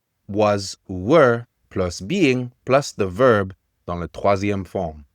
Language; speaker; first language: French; non-native, learner; English